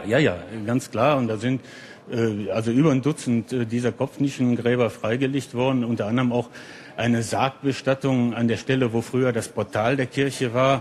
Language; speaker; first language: German; native; German